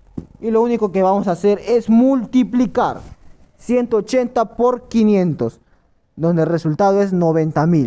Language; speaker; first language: Spanish; native; Spanish